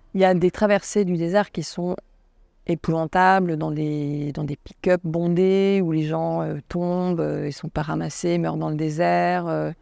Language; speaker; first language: French; native; French